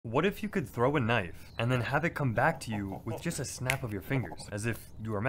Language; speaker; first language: English; native; English